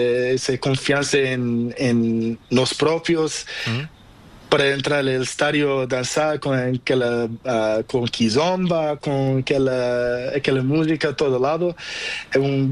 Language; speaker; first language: Spanish; non-native, learner; Portuguese